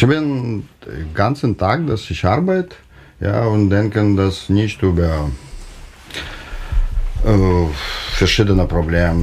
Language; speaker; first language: German; non-native, learner; Russian